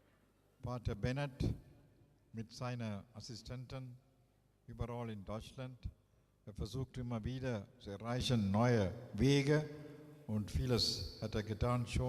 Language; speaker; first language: German; non-native, fluent; Tamil